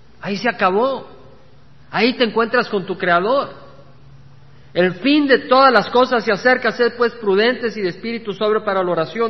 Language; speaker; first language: Spanish; native; Spanish